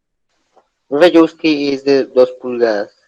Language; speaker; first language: Spanish; native; Spanish